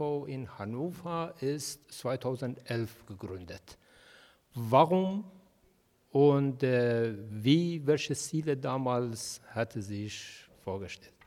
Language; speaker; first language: German; non-native, fluent; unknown